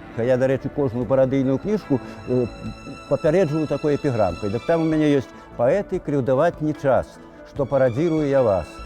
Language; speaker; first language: Belarusian; native; Belarusian